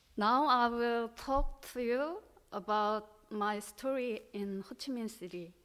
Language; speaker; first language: English; non-native, learner; Korean